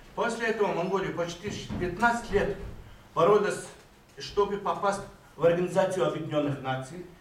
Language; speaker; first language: Russian; non-native, fluent; Mongolian